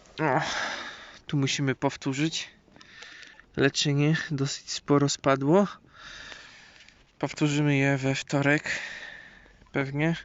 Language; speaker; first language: Polish; native; Polish